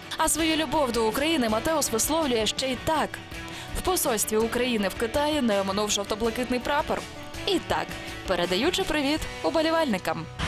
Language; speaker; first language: Ukrainian; native; Ukrainian